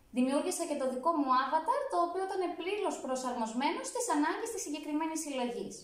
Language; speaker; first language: Greek; native; Greek